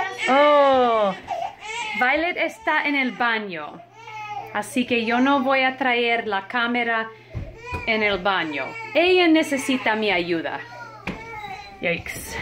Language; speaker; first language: Spanish; non-native, fluent; English